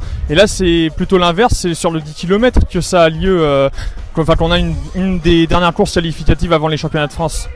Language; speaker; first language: French; native; French